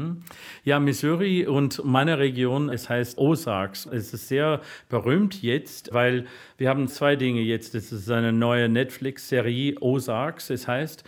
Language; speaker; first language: German; non-native, fluent; English